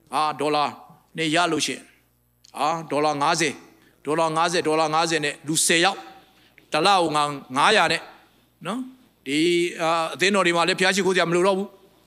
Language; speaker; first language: Burmese; non-native, local second language; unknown